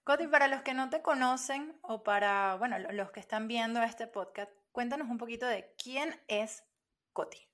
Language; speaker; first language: Spanish; native; Spanish